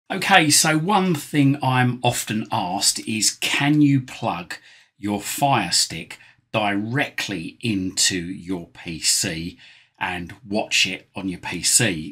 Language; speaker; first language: English; native; English